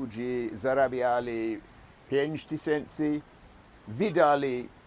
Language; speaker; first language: Polish; non-native, fluent; English